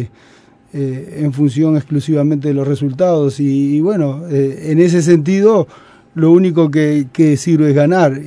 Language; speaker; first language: Spanish; native; Spanish